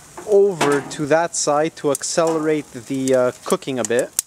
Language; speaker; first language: English; native; English